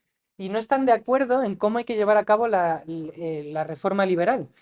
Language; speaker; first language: Spanish; native; Spanish